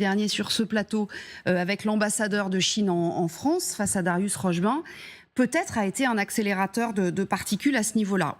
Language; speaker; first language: French; native; French